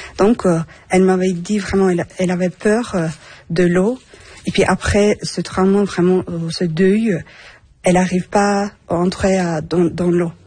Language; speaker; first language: French; non-native, learner; Turkish